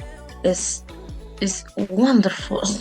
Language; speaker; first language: English; non-native, learner; Spanish